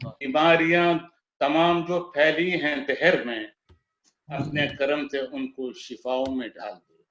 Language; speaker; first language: Urdu; non-native, local second language; Gujarati